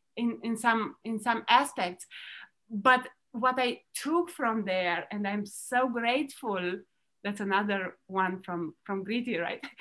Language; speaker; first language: English; non-native, fluent; Romanian